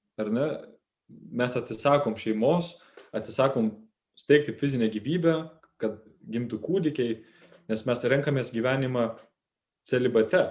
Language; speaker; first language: Lithuanian; native; Lithuanian